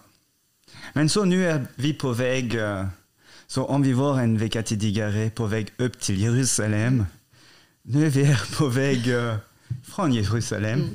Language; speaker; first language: Swedish; non-native, fluent; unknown